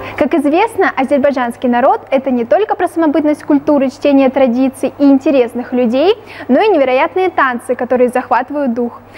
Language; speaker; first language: Russian; native; Russian